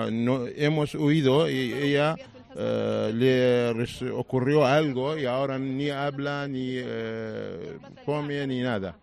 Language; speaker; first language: Spanish; non-native, fluent; Arabic